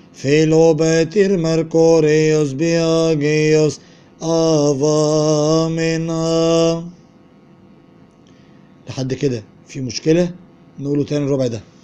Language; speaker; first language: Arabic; native; Arabic